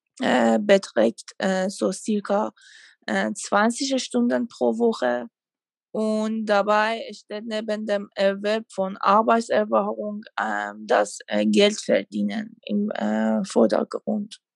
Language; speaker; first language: German; non-native, fluent; Persian